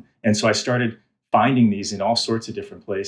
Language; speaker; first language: English; native; English